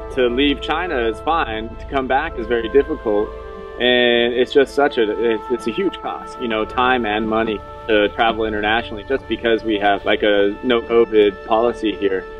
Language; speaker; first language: English; native; English